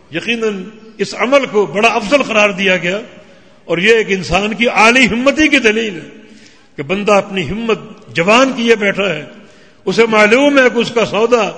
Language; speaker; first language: Urdu; native; Urdu